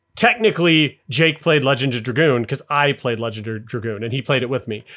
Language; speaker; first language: English; native; English